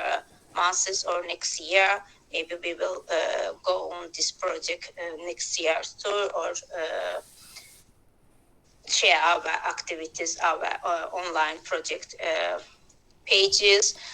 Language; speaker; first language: English; non-native, learner; Azerbaijani